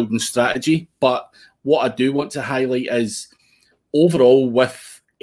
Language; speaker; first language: English; native; English